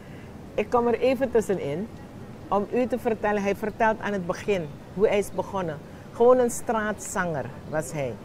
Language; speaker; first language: Dutch; non-native, local second language; Javanese